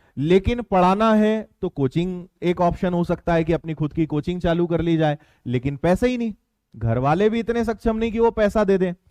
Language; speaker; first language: Hindi; native; Hindi